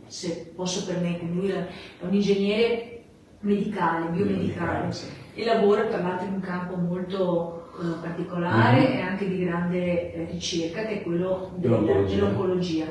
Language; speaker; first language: Italian; native; Italian